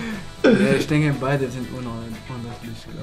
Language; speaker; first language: German; non-native, learner; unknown